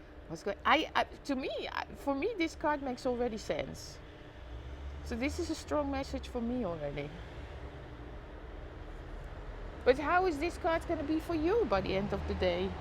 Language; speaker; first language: English; non-native, fluent; Dutch